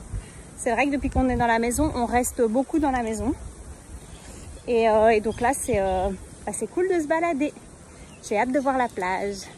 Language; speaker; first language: French; native; French